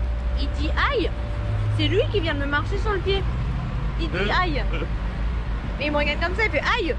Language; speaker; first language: French; native; French